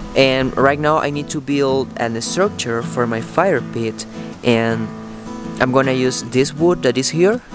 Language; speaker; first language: English; non-native, fluent; Spanish